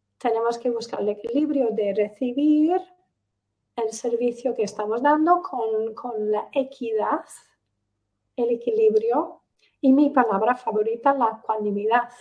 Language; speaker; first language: Spanish; non-native, fluent; English